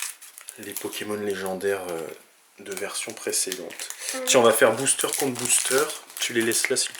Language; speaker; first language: French; native; French